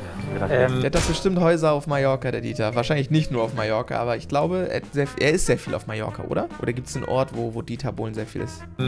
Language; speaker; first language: German; native; German